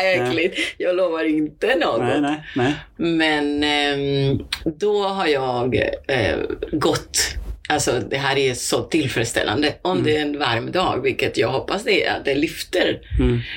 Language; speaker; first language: Swedish; non-native, fluent; Spanish